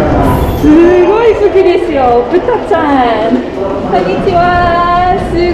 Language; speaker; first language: Japanese; non-native, learner; English